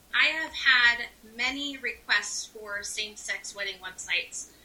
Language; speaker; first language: English; native; English